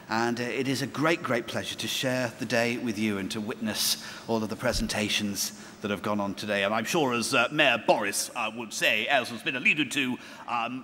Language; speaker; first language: English; native; English